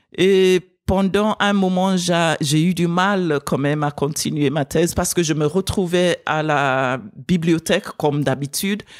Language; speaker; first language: French; non-native, fluent; English